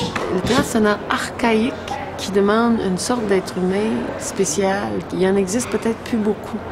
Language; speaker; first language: French; native; French